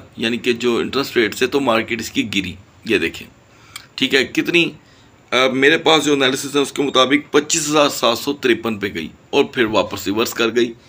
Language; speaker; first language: Urdu; native; Urdu